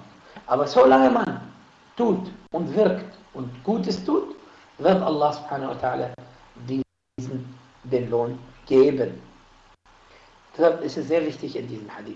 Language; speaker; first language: German; non-native, fluent; Arabic